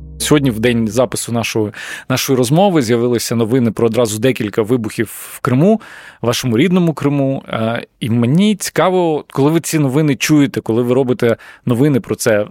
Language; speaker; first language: Ukrainian; native; Ukrainian